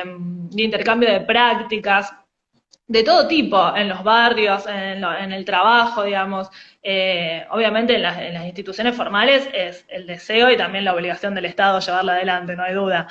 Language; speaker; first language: Spanish; native; Spanish